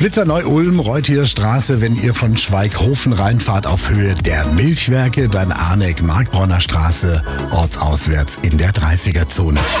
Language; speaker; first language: German; native; German